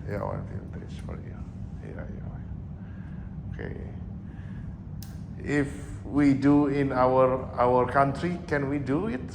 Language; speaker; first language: English; non-native, fluent; Indonesian